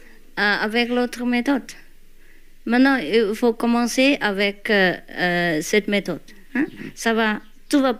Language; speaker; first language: French; non-native, learner; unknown